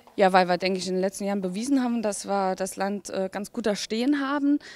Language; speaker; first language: German; native; German